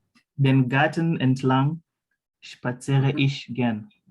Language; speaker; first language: German; non-native, learner; Swahili